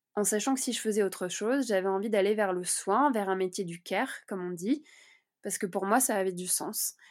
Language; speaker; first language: French; native; French